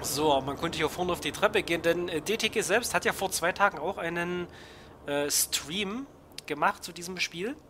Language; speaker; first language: German; native; German